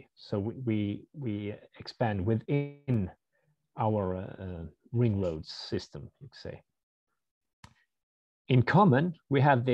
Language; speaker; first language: English; non-native, fluent; Swedish